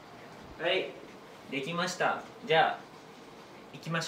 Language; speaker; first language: Japanese; non-native, learner; Malay